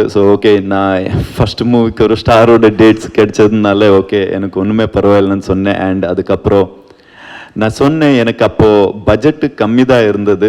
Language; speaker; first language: Tamil; non-native, learner; Kannada